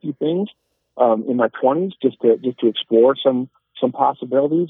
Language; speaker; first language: English; native; English